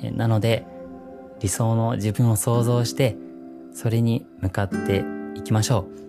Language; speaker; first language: Japanese; early bilingual, heritage; Japanese